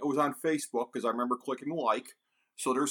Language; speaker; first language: English; native; English